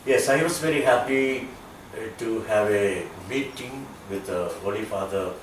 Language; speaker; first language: English; non-native, local second language; Malayalam